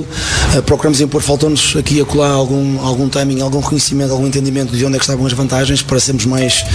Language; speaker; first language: Portuguese; native; Portuguese